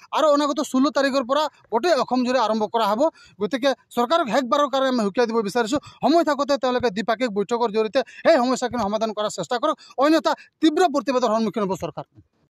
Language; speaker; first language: Assamese; non-native, local second language; Santali